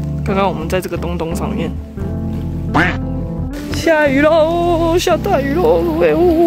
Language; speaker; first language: Chinese; native; Chinese